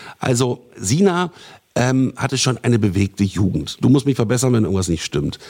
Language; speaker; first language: German; native; German